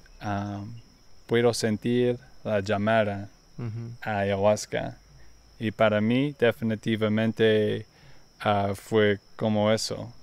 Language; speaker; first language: Spanish; non-native, learner; English